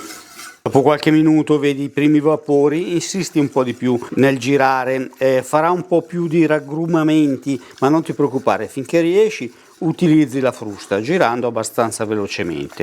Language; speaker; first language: Italian; native; Italian